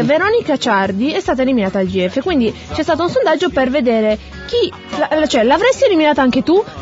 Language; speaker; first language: Italian; native; Italian